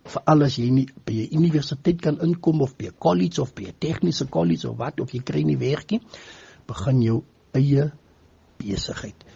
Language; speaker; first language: Afrikaans; native; Afrikaans